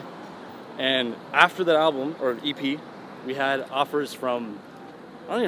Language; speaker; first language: English; early bilingual, other home language; Persian